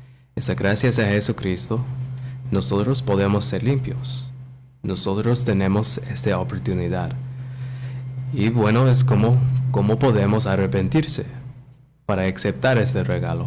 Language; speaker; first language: Spanish; non-native, learner; English